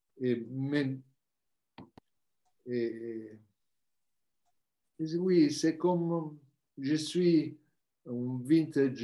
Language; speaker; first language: French; non-native, learner; Italian